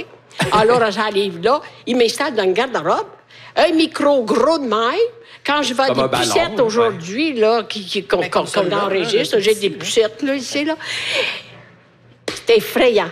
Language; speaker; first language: French; native; French